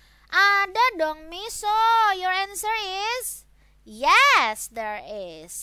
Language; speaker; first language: English; non-native, fluent; Indonesian